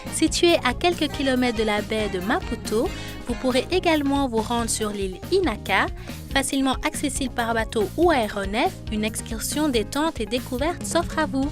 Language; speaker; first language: French; native; French